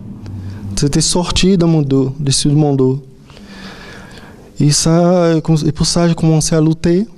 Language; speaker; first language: French; non-native, fluent; Portuguese